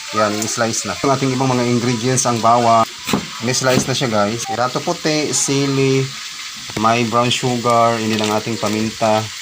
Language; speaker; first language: Filipino; non-native, local second language; Cebuano